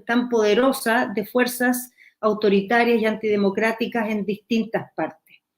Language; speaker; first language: Spanish; native; Spanish